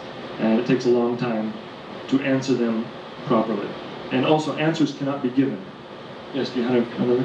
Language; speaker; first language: English; native; English